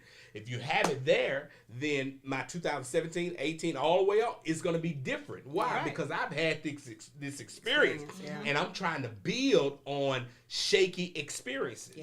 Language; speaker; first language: English; native; English